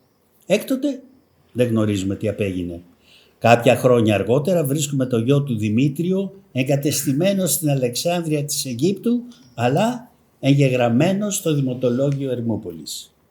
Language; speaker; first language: Greek; native; Greek